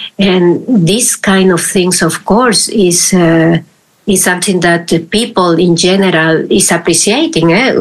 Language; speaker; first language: English; non-native, fluent; Spanish